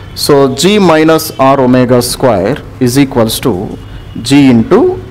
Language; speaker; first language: English; non-native, local second language; Telugu